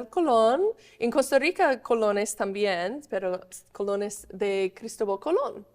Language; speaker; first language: Spanish; non-native, fluent; English